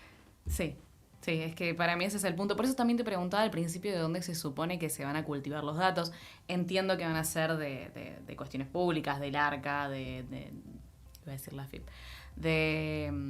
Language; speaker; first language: Spanish; native; Spanish